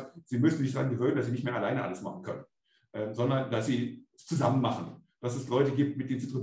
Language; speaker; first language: German; native; German